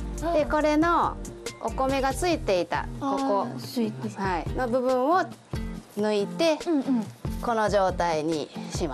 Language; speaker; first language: Japanese; native; Japanese